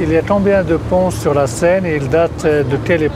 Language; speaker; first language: French; non-native, local second language; Arabic